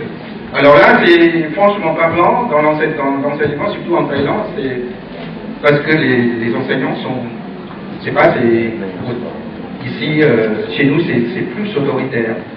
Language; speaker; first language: French; non-native, fluent; Thai